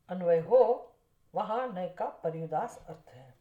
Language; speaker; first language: Hindi; non-native, local second language; Gujarati